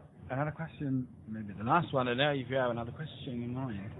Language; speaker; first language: English; non-native, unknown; Italian